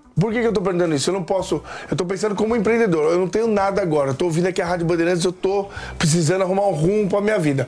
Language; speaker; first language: Portuguese; native; Portuguese